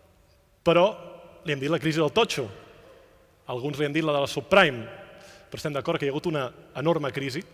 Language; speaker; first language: Catalan; native; Catalan